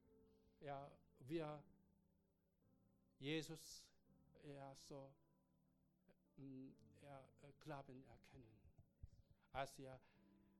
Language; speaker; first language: German; non-native, learner; Korean